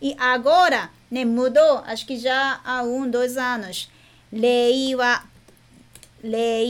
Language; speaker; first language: Portuguese; non-native, fluent; Japanese